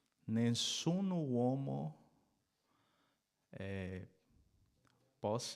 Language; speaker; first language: Italian; non-native, learner; Portuguese